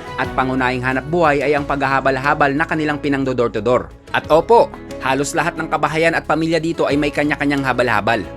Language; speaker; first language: Filipino; non-native, local second language; Bikol